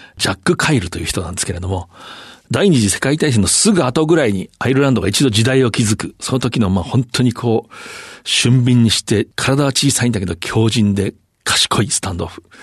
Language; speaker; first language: Japanese; native; Japanese